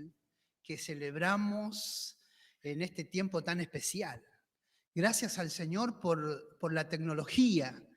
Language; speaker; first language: Spanish; native; Spanish